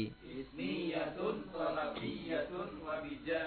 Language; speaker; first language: Arabic; non-native, learner; Indonesian